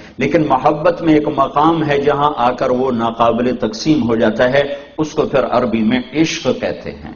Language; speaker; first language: Urdu; non-native, local second language; Saraiki